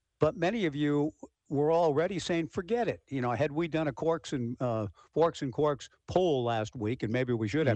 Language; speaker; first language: English; native; English